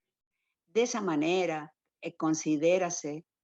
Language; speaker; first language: Portuguese; non-native, fluent; Spanish